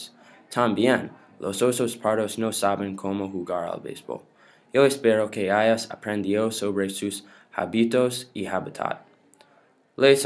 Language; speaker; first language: Spanish; non-native, learner; English